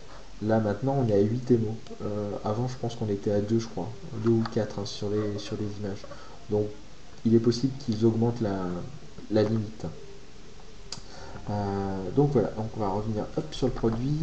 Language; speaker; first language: French; native; French